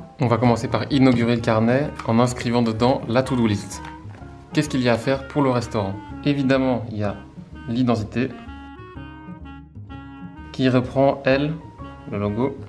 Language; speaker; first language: French; native; French